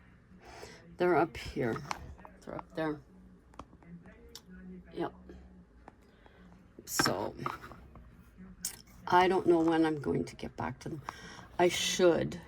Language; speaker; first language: English; native; English